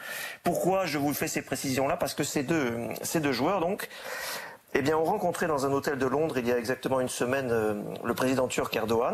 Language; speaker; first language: French; native; French